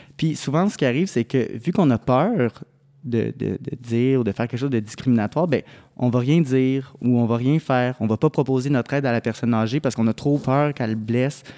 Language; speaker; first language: French; native; French